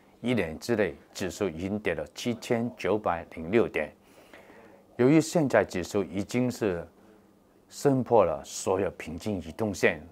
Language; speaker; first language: Chinese; non-native, local second language; Cantonese